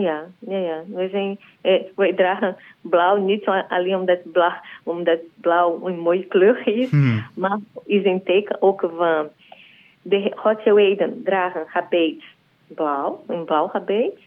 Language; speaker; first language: Dutch; non-native, learner; Portuguese